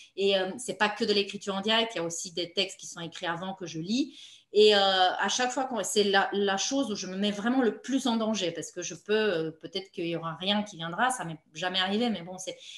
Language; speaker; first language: French; non-native, fluent; Romanian